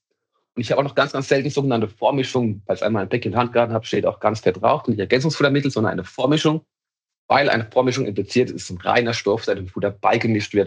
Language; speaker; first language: German; native; German